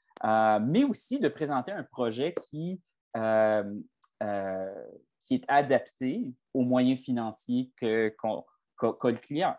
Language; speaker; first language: French; native; French